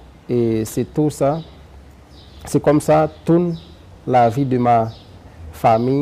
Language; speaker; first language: French; non-native, local second language; Haitian Creole